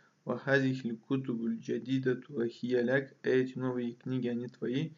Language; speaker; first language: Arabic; non-native, fluent; Russian